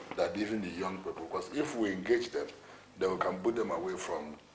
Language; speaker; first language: English; non-native, local second language; Igbo